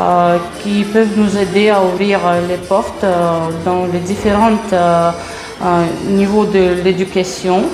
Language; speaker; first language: French; non-native, fluent; Russian